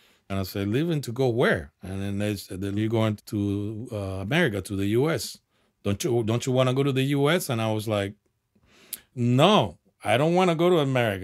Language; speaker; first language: English; non-native, fluent; Spanish